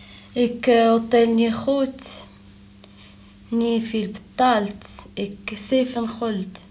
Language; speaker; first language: Dutch; non-native, learner; Arabic